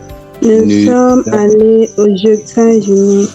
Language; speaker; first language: French; non-native, learner; English